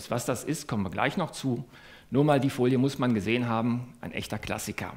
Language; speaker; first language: German; native; German